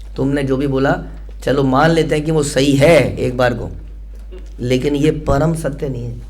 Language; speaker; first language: Hindi; native; Hindi